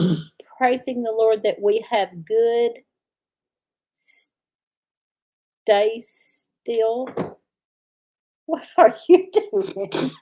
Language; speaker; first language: English; native; English